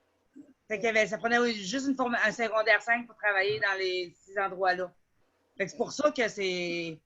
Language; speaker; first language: French; native; French